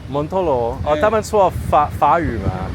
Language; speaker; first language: Chinese; non-native, fluent; English